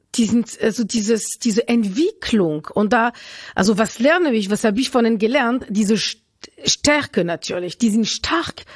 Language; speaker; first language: German; non-native, fluent; French